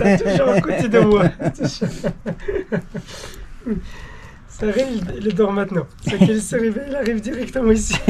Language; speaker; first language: French; non-native, local second language; Arabic